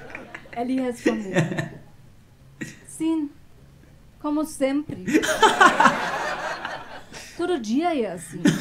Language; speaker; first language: Portuguese; non-native, fluent; German